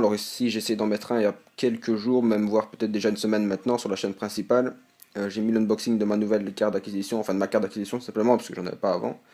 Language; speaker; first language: French; native; French